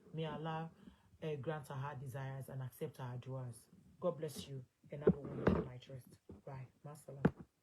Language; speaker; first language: English; non-native, local second language; Yoruba